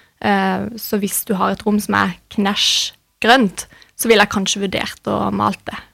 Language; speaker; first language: Norwegian; native; Norwegian